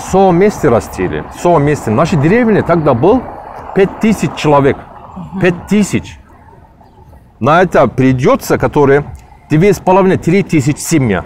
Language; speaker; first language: Russian; non-native, learner; Turkish